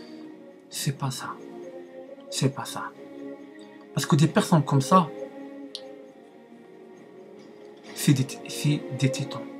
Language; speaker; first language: French; non-native, learner; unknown